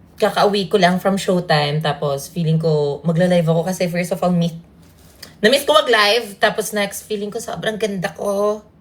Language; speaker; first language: Filipino; non-native, local second language; Cebuano